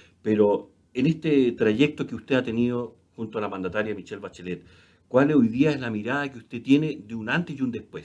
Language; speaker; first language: Spanish; native; Spanish